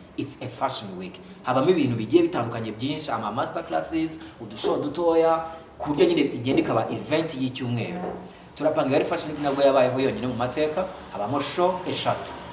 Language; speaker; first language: Kinyarwanda; native; Kinyarwanda